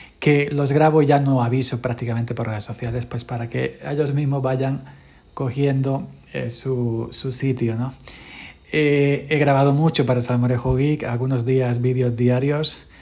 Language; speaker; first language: Spanish; native; Spanish